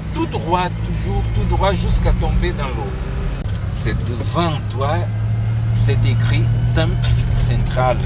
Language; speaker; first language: French; non-native, fluent; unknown